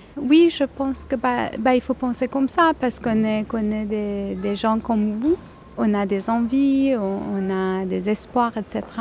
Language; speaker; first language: French; non-native, fluent; Persian